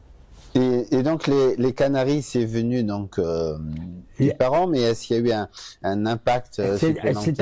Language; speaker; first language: French; native; French